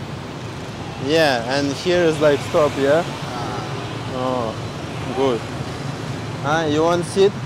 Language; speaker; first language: English; non-native, learner; Russian